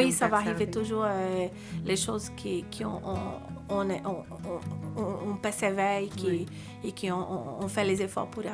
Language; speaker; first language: French; non-native, learner; Portuguese